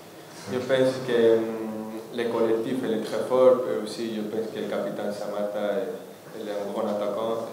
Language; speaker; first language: French; non-native, fluent; Spanish